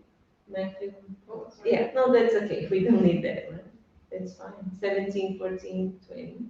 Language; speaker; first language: English; non-native, fluent; Portuguese